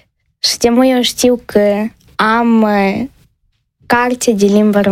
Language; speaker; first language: Romanian; non-native, local second language; Ukrainian